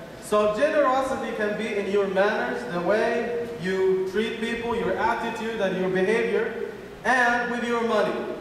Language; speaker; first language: English; non-native, fluent; Arabic